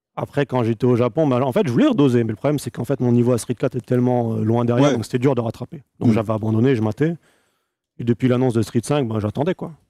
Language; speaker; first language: French; native; French